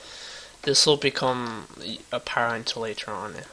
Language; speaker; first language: English; native; English